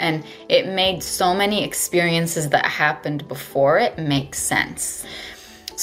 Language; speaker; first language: English; non-native, fluent; Arabic